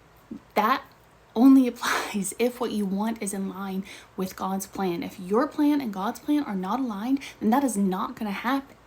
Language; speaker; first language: English; native; English